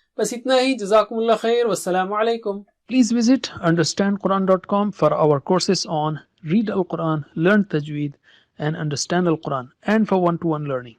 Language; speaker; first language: Urdu; native; Urdu